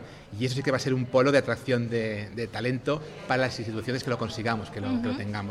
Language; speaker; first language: Spanish; native; Spanish